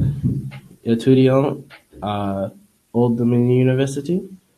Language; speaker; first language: French; non-native, learner; English